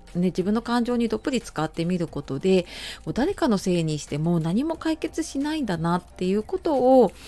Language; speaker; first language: Japanese; native; Japanese